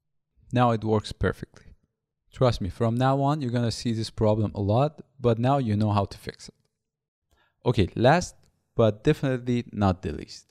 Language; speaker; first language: English; non-native, fluent; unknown